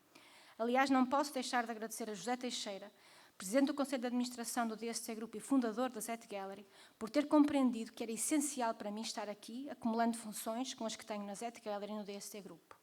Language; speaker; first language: Portuguese; native; Portuguese